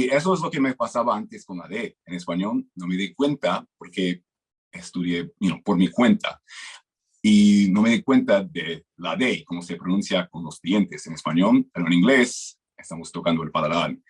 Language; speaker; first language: Spanish; non-native, fluent; English